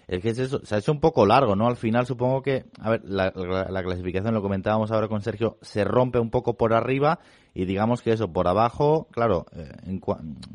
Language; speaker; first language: Spanish; non-native, local second language; Catalan